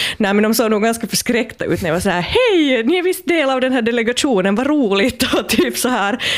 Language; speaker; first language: Swedish; native; Swedish